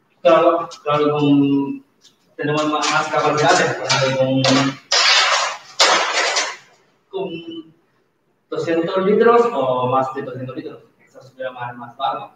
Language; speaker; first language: Spanish; non-native, learner; Chinese